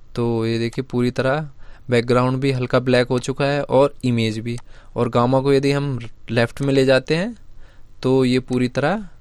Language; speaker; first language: Hindi; native; Hindi